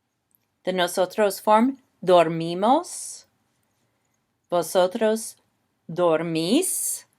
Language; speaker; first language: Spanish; non-native, fluent; English